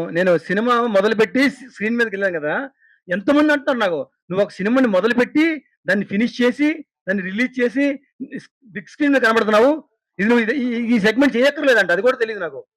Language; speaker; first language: Telugu; native; Telugu